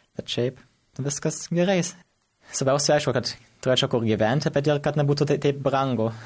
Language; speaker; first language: Lithuanian; early bilingual, heritage; Lithuanian